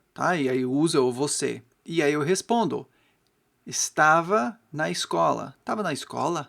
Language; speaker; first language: Portuguese; non-native, fluent; English